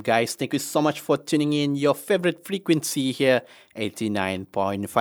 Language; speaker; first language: English; non-native, local second language; Malay